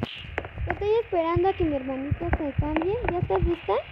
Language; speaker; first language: Spanish; native; Spanish